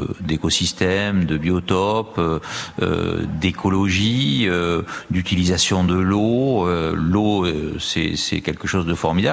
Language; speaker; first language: French; native; French